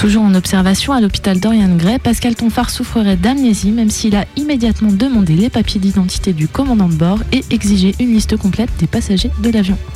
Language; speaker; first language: French; native; French